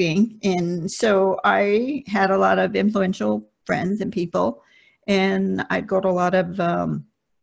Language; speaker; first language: English; early bilingual, other home language; Spanish